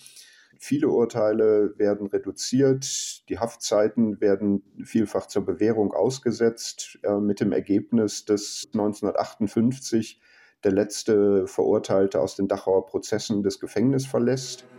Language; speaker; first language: German; native; German